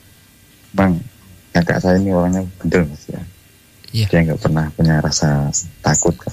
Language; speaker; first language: Indonesian; non-native, local second language; Javanese